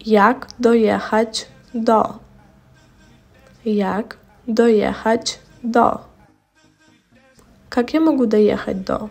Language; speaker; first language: Polish; non-native, fluent; Russian